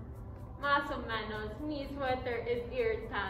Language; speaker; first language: Spanish; non-native, learner; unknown